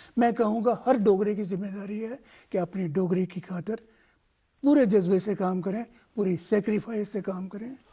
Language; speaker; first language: Hindi; non-native, local second language; Dogri